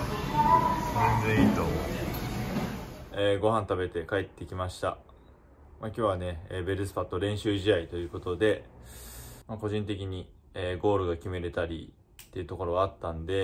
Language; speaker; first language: Japanese; native; Japanese